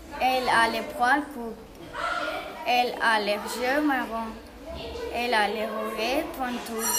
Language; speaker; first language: French; non-native, learner; Spanish